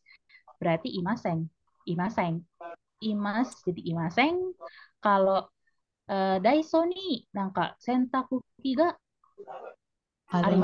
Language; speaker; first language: Indonesian; native; Indonesian